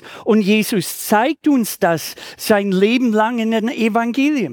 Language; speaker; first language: German; native; German